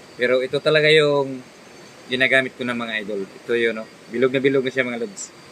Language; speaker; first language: Filipino; non-native, local second language; Cebuano